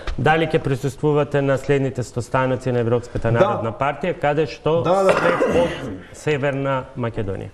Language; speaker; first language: Macedonian; native; Macedonian